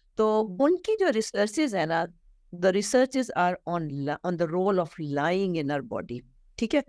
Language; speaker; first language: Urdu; native; Urdu